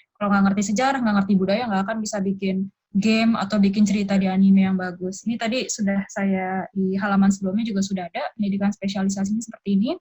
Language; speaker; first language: Indonesian; early bilingual, other home language; Japanese